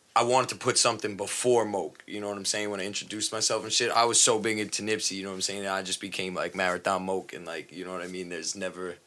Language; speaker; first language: English; native; English